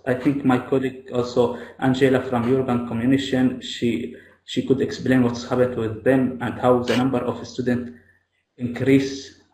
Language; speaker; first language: English; non-native, fluent; Arabic